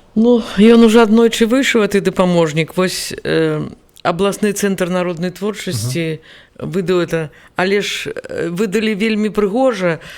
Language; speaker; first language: Belarusian; native; Belarusian